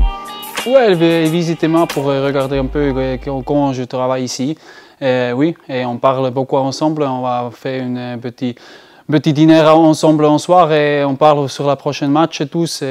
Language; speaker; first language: French; non-native, learner; German